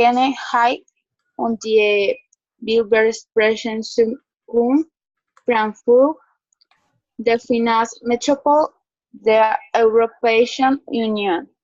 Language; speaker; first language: German; non-native, learner; Spanish